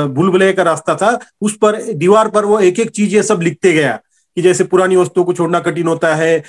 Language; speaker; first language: Hindi; non-native, local second language; Marathi